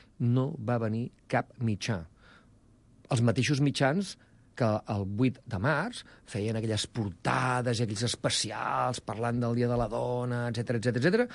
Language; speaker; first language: Catalan; native; Catalan